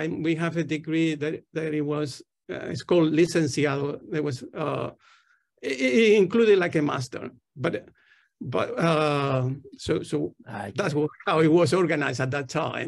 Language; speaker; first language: English; non-native, fluent; Spanish